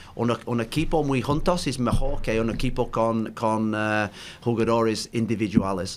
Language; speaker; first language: Spanish; non-native, learner; English